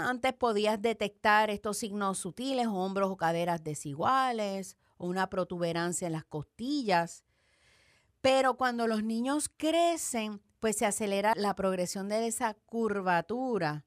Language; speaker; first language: Spanish; native; Spanish